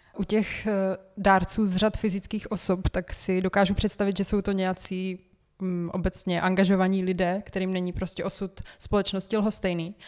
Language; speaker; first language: Czech; native; Czech